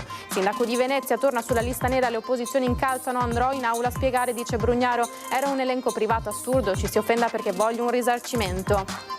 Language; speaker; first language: Italian; native; Italian